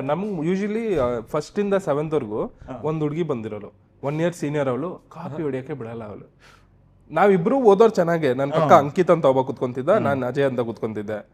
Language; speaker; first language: Kannada; non-native, local second language; Marwari